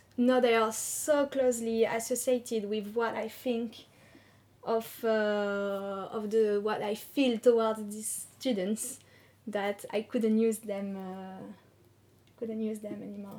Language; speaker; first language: English; non-native, fluent; French